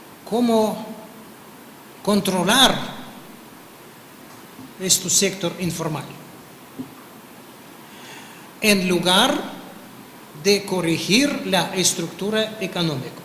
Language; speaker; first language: Spanish; non-native, fluent; Russian